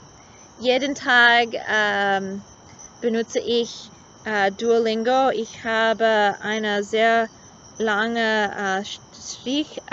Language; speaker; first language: German; non-native, learner; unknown